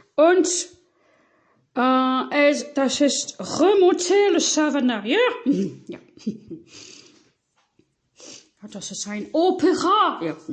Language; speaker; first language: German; non-native, learner; French